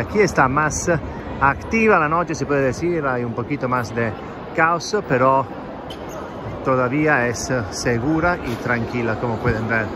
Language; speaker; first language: Spanish; non-native, fluent; Italian